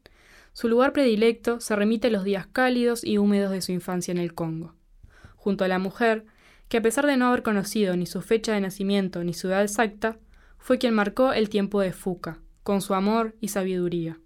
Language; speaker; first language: Spanish; native; Spanish